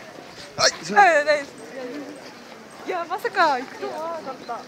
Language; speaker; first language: Japanese; native; Japanese